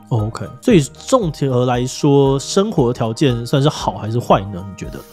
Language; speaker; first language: Chinese; native; Chinese